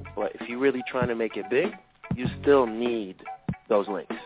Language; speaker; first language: English; early bilingual, other home language; French